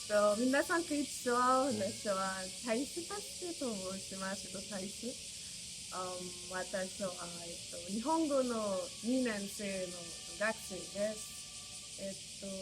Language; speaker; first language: Japanese; non-native, learner; French